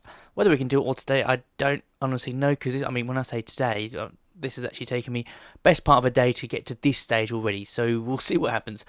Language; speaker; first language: English; native; English